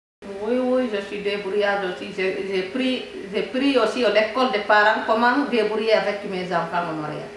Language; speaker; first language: French; non-native, learner; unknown